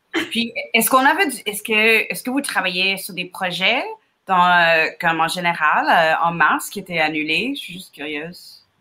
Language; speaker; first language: French; non-native, fluent; English